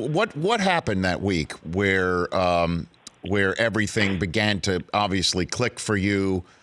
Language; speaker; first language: English; native; English